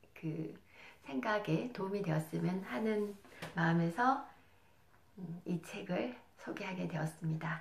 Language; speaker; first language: Korean; native; Korean